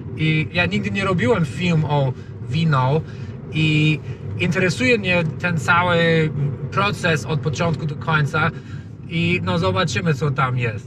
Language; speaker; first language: Polish; non-native, learner; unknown